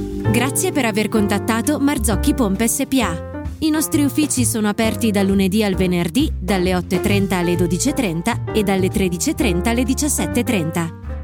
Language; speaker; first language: Italian; native; Italian